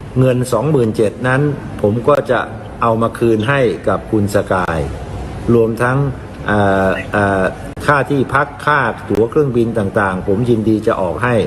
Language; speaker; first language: Thai; native; Thai